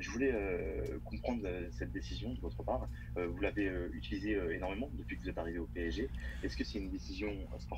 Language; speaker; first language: French; native; French